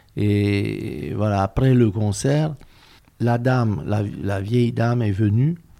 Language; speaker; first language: French; non-native, fluent; Romanian